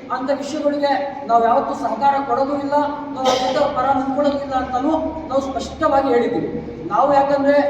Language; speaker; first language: Kannada; native; Kannada